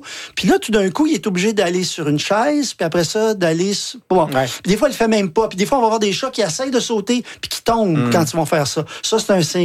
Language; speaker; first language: French; native; French